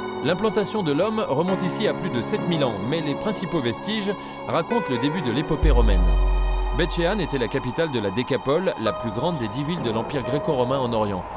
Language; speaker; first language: French; native; French